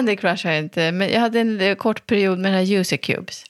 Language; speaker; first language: Swedish; native; Swedish